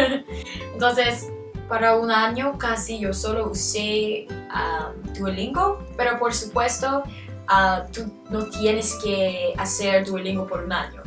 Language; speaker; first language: Spanish; non-native, learner; English